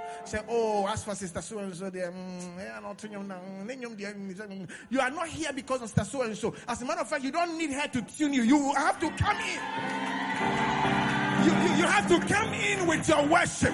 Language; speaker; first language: English; non-native, local second language; Akan